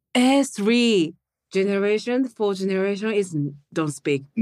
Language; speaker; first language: English; non-native, learner; Japanese